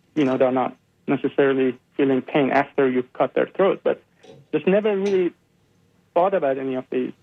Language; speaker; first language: English; non-native, fluent; Persian